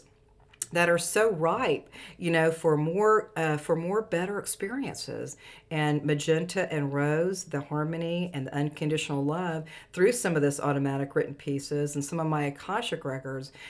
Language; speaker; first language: English; native; English